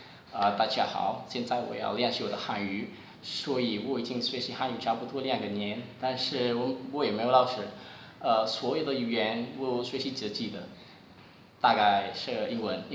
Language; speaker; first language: Chinese; non-native, learner; Indonesian